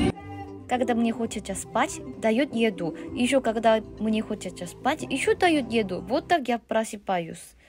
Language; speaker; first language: Russian; non-native, learner; Korean